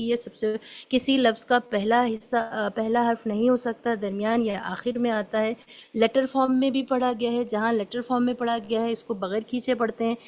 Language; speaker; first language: Urdu; native; Urdu